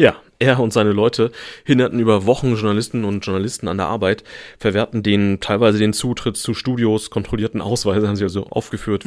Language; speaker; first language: German; native; German